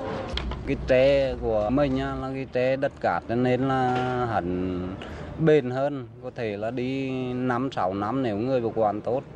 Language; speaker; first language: Vietnamese; native; Vietnamese